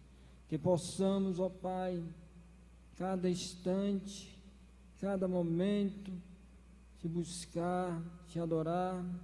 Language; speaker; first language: Portuguese; native; Portuguese